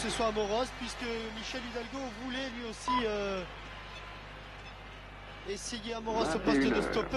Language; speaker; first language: French; native; French